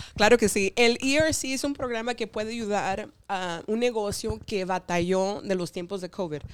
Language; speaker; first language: Spanish; early bilingual, heritage; Spanish